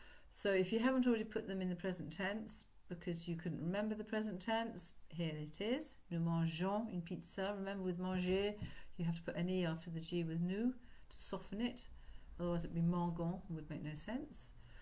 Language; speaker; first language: English; native; English